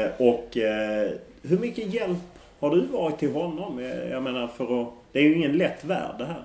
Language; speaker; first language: Swedish; native; Swedish